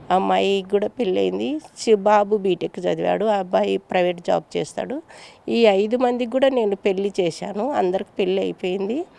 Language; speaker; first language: Telugu; native; Telugu